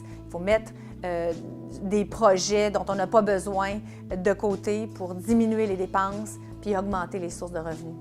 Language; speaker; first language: French; native; French